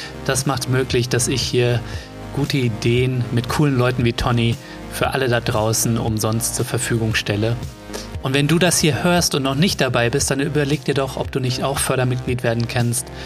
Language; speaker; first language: German; native; German